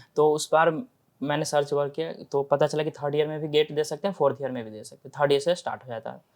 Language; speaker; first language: Hindi; native; Hindi